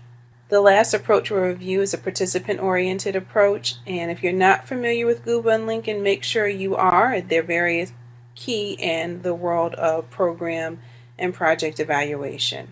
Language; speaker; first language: English; native; English